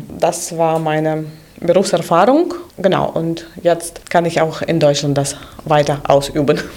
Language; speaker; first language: German; non-native, fluent; Russian